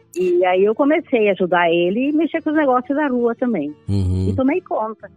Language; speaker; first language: Portuguese; non-native, local second language; Italian